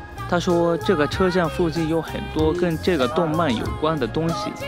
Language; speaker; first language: Chinese; native; Chinese